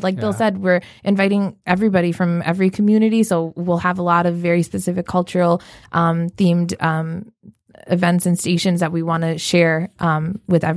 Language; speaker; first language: English; native; English